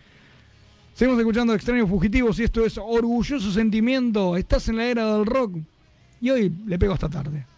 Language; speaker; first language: Spanish; native; Spanish